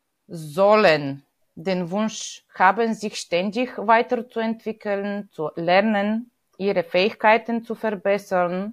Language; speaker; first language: German; non-native, fluent; Bulgarian